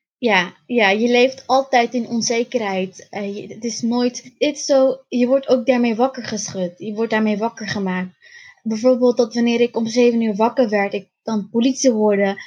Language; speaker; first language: Dutch; early bilingual, other home language; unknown